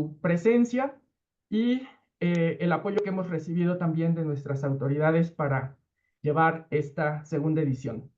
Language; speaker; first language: Spanish; native; Spanish